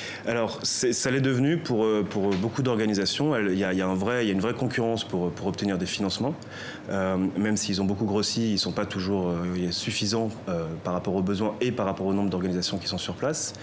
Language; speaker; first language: French; native; French